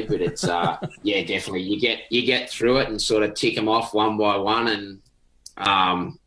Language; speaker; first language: English; native; English